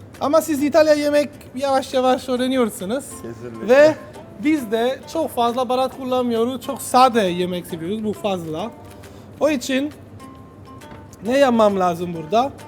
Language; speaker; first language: Turkish; non-native, learner; Italian